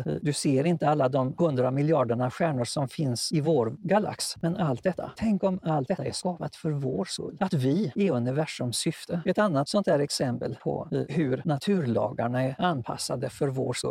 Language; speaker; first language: Swedish; native; Swedish